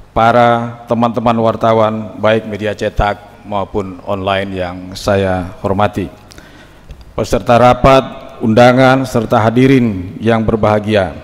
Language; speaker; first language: Indonesian; native; Indonesian